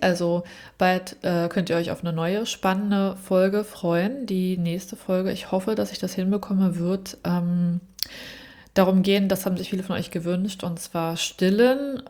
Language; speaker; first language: German; native; German